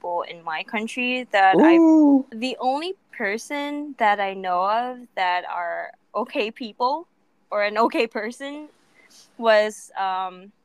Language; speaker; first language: English; non-native, local second language; Cebuano